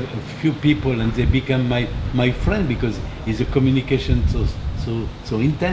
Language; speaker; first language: English; non-native, learner; French